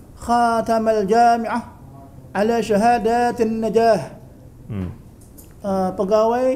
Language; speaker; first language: Arabic; non-native, learner; Indonesian